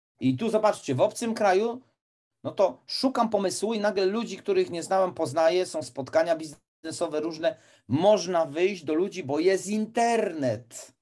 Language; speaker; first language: Polish; native; Polish